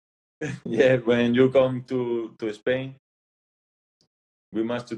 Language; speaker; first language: English; non-native, learner; Spanish